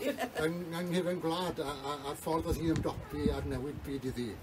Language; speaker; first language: Welsh; native; Welsh